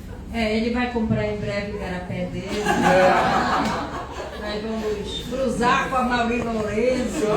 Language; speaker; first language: Portuguese; native; Portuguese